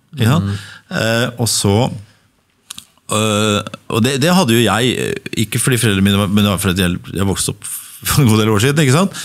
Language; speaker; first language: Norwegian; native; Norwegian